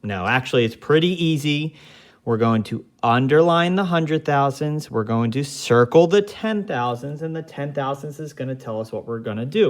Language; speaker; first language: English; native; English